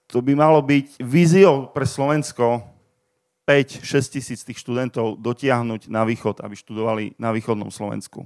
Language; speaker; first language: Slovak; native; Slovak